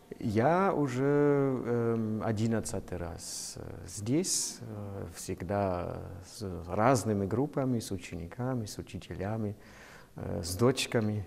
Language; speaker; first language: Russian; non-native, fluent; German